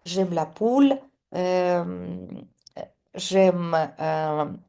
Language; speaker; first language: French; non-native, learner; Russian